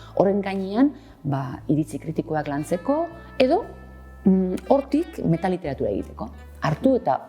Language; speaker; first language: Basque; native; Basque